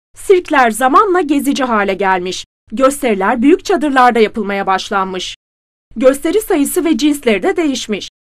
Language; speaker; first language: Turkish; native; Turkish